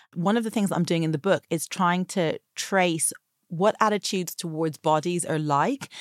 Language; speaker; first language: English; native; English